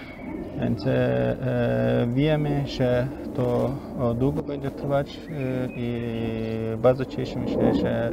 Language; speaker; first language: Polish; non-native, learner; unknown